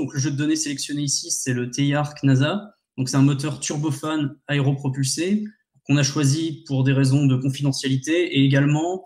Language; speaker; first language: French; native; French